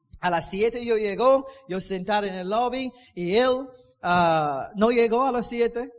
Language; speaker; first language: Spanish; non-native, learner; English